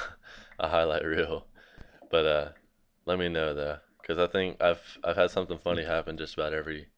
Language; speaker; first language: English; native; English